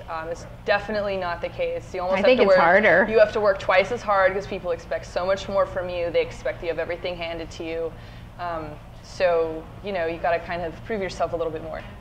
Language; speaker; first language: English; native; English